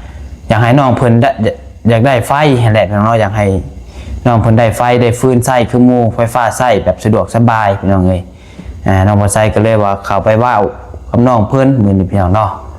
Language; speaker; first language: Thai; non-native, local second language; Lao